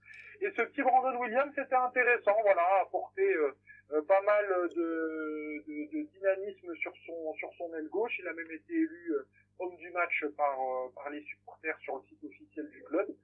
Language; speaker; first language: French; native; French